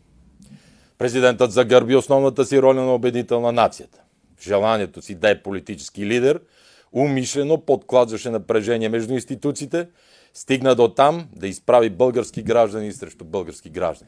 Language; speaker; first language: Bulgarian; native; Bulgarian